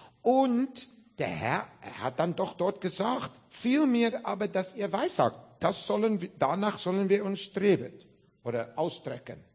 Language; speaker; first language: German; non-native, fluent; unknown